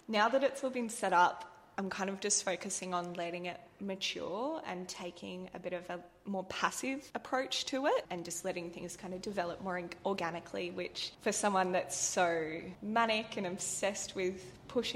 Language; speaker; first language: English; native; English